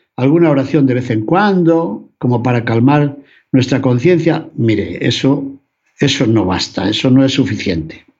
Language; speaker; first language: Spanish; native; Spanish